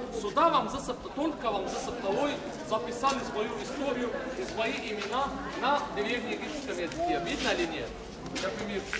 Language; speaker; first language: Russian; non-native, learner; Arabic